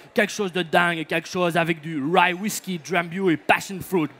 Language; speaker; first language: French; non-native, fluent; Dutch